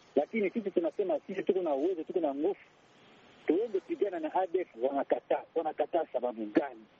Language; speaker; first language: Swahili; non-native, local second language; Kinyarwanda